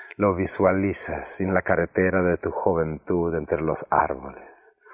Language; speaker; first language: Spanish; non-native, fluent; Swedish